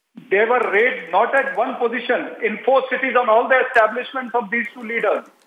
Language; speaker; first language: English; non-native, local second language; Hindi